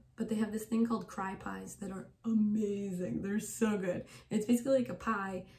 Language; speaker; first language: English; native; English